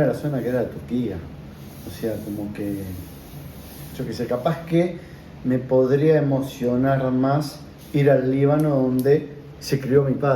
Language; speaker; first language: Spanish; native; Spanish